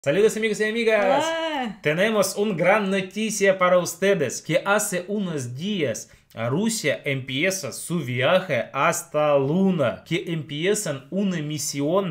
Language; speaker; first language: Spanish; non-native, learner; Russian